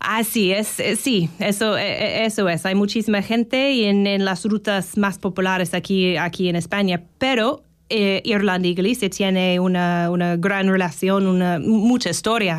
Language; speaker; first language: Spanish; non-native, learner; English